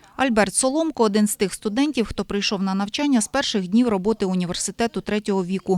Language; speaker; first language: Ukrainian; native; Ukrainian